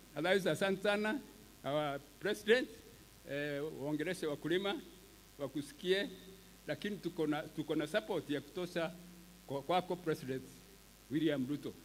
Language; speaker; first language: Swahili; non-native, local second language; Meru